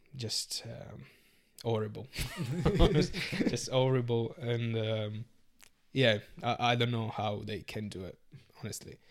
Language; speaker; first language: English; non-native, learner; Italian